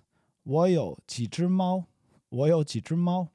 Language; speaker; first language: Chinese; non-native, learner; English